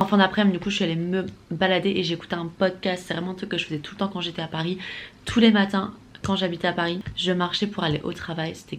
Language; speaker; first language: French; native; French